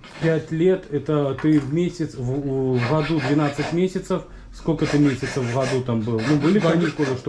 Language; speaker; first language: Russian; native; Russian